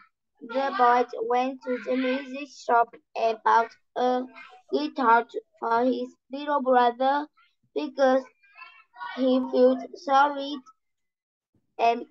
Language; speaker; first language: English; non-native, learner; Vietnamese